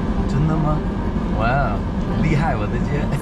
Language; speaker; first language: Chinese; non-native, learner; English